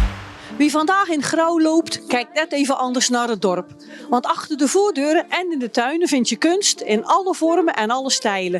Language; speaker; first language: Dutch; native; Dutch